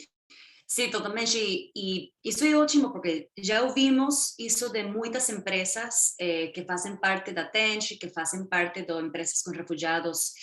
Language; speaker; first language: Portuguese; non-native, fluent; Spanish